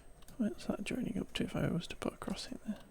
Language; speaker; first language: English; native; English